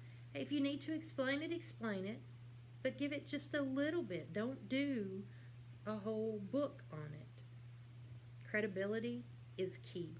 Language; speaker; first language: English; native; English